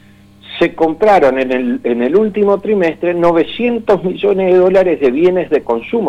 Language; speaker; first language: Spanish; native; Spanish